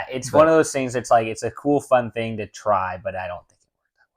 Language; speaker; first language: English; native; English